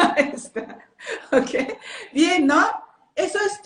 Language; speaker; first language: Spanish; non-native, learner; Japanese